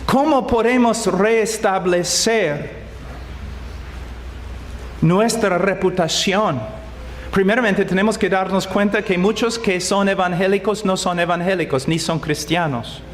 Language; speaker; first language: Spanish; non-native, fluent; English